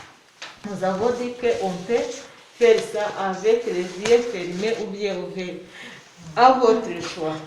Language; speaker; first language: French; non-native, local second language; Rundi